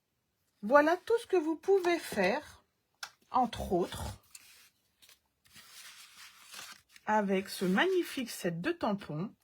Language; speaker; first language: French; native; French